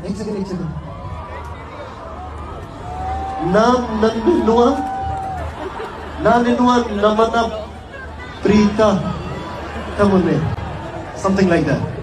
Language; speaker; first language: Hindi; non-native, local second language; Punjabi